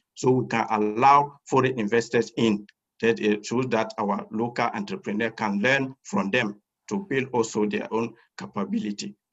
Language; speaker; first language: English; non-native, fluent; French